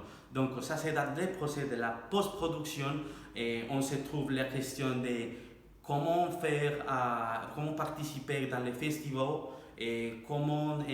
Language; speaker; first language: French; non-native, learner; Spanish